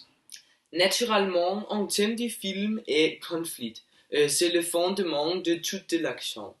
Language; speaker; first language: French; non-native, learner; Norwegian